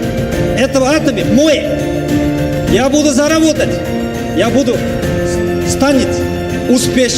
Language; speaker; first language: Russian; non-native, learner; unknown